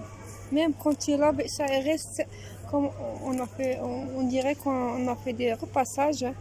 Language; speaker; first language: French; non-native, local second language; Arabic